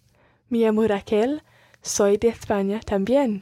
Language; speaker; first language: Spanish; non-native, learner; English